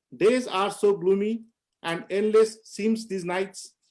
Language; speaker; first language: English; non-native, local second language; Nepali